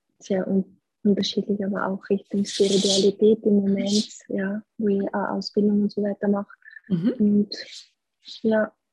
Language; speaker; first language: German; native; German